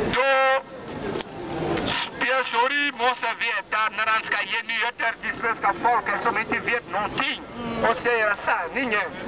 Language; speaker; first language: Swedish; non-native, learner; French